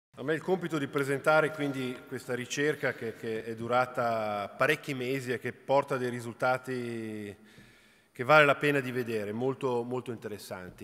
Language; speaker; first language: Italian; native; Italian